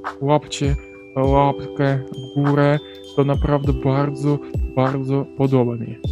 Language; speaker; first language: Polish; non-native, learner; Ukrainian